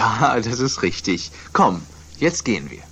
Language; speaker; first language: German; non-native, fluent; Swedish